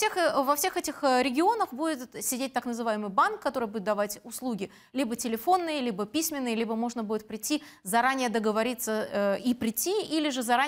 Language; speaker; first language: Russian; native; Russian